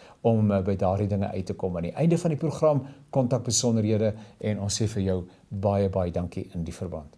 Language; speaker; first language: Afrikaans; native; Afrikaans